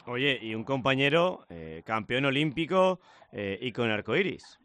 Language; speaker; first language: Spanish; native; Spanish